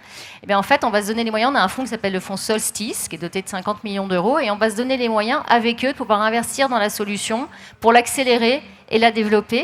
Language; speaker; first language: French; native; French